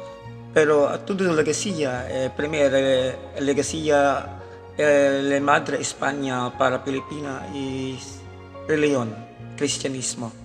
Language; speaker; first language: Spanish; non-native, learner; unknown